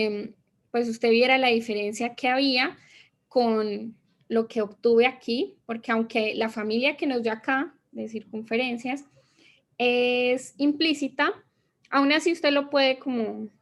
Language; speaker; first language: Spanish; native; Spanish